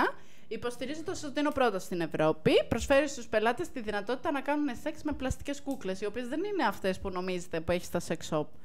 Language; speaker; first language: Greek; native; Greek